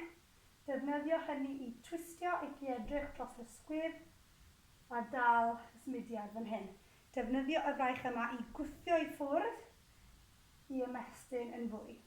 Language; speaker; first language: Welsh; native; Welsh